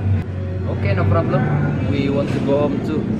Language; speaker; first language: English; non-native, learner; Indonesian